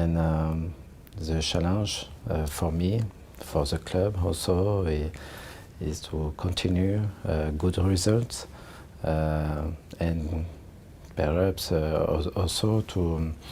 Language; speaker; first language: English; non-native, learner; French